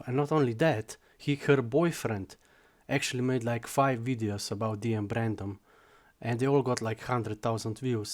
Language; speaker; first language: English; non-native, fluent; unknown